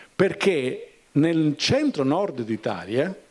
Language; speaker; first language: Italian; native; Italian